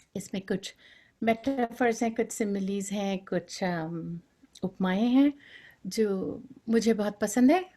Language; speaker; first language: Hindi; non-native, local second language; Bangla